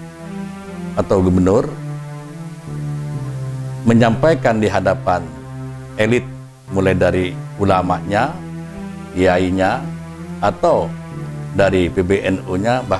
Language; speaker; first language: Indonesian; non-native, local second language; Madurese